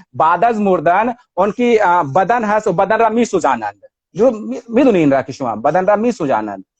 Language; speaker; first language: Persian; non-native, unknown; Hindi